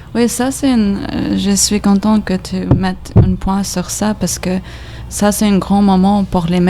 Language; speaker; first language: French; non-native, learner; English